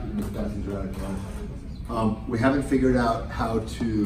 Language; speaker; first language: English; native; English